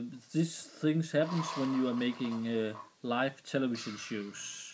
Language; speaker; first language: English; non-native, learner; Danish